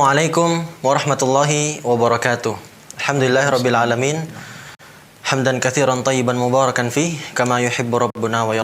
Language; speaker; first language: Indonesian; native; Indonesian